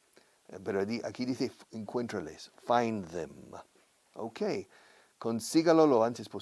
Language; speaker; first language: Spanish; non-native, fluent; English